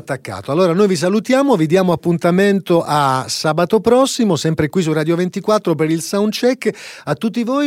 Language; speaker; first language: Italian; native; Italian